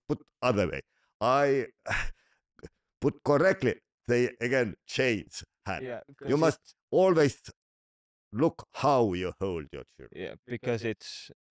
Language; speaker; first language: English; non-native, learner; Estonian